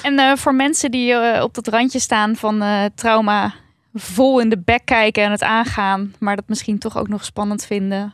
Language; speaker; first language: Dutch; native; Dutch